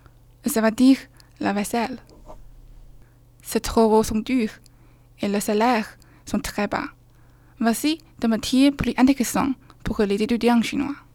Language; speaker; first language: French; non-native, learner; Chinese